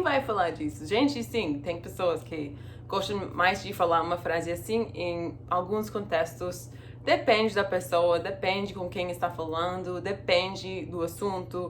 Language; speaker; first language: Portuguese; non-native, fluent; English